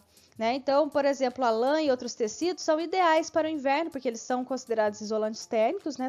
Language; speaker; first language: Portuguese; native; Portuguese